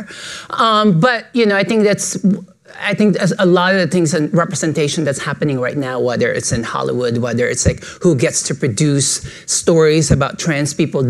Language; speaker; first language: English; non-native, local second language; Filipino